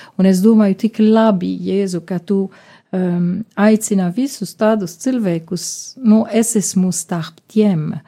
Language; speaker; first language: Latvian; non-native, fluent; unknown